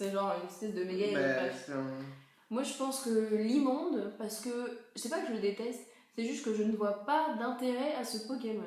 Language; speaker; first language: French; native; French